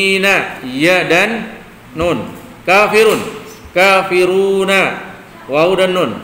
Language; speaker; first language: Arabic; non-native, fluent; Indonesian